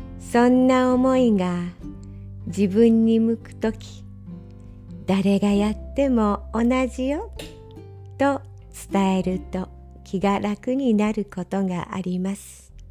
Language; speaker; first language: Japanese; native; Japanese